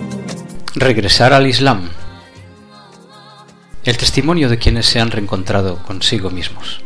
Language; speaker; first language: Spanish; native; Spanish